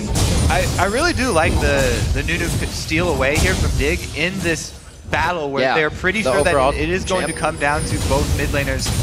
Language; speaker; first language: English; native; English